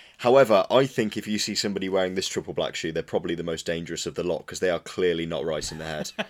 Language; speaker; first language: English; native; English